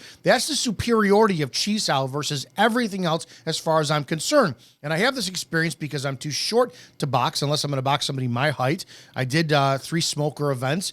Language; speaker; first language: English; native; English